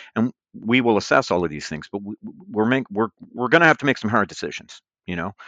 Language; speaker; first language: English; native; English